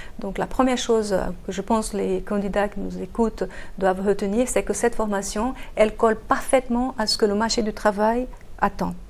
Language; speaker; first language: French; non-native, fluent; Portuguese